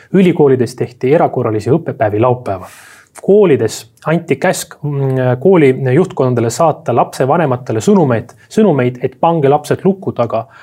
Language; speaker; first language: Estonian; non-native, local second language; Russian